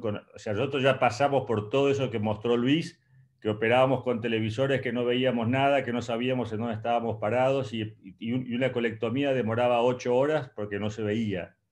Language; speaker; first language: Spanish; native; Spanish